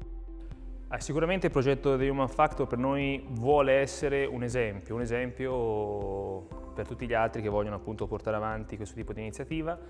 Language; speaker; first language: Italian; native; Italian